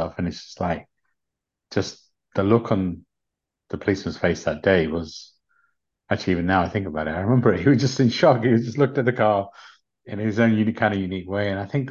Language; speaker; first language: English; native; English